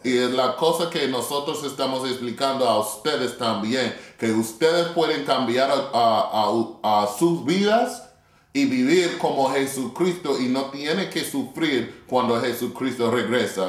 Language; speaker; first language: Spanish; non-native, fluent; English